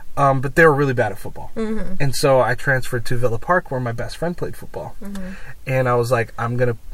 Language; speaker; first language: English; native; English